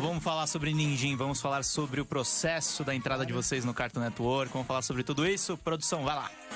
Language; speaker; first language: Portuguese; native; Portuguese